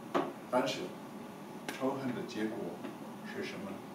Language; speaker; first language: Chinese; non-native, learner; English